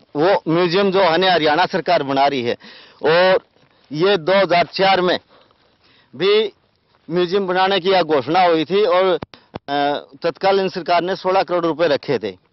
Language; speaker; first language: Hindi; native; Hindi